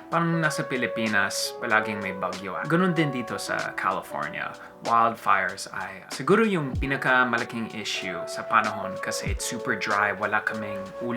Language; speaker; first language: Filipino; early bilingual, heritage; English